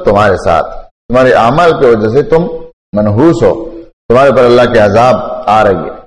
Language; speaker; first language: Urdu; non-native, local second language; Pashto